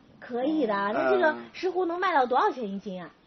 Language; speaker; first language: Chinese; native; Chinese